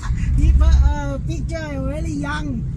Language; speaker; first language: English; non-native, learner; Thai